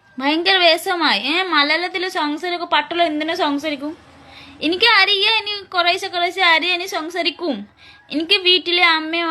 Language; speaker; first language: Malayalam; non-native, learner; Bangla